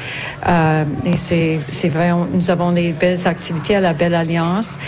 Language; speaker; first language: French; native; French